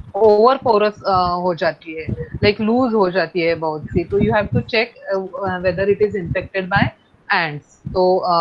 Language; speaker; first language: Hindi; non-native, local second language; Marathi